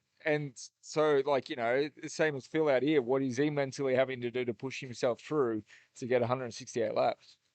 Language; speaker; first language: English; native; English